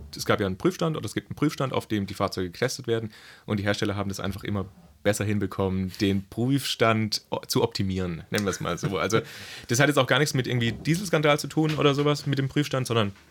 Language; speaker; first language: German; native; German